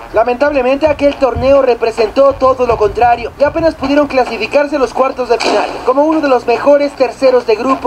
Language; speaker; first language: Spanish; native; Spanish